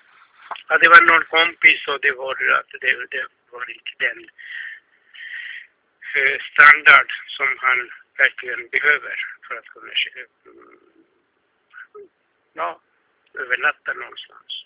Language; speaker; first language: Swedish; non-native, fluent; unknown